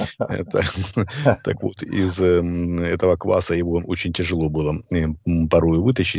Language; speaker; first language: Russian; native; Russian